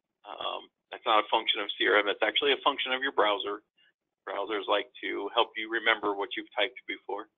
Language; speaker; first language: English; native; English